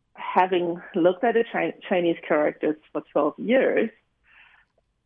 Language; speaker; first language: English; native; English